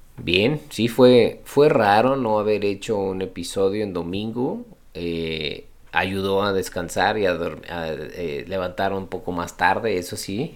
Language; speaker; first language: Spanish; native; Spanish